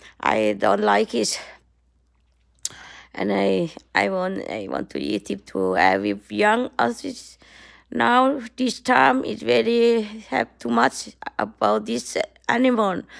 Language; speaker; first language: English; non-native, learner; Thai